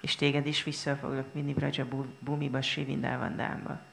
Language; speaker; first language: Hungarian; native; Hungarian